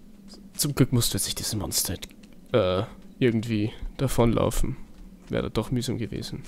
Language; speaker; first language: German; native; German